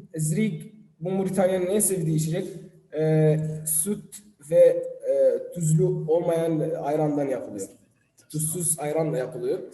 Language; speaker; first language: Turkish; non-native, learner; Arabic